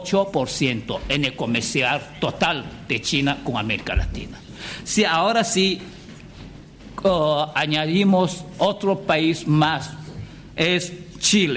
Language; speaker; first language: Spanish; non-native, fluent; Chinese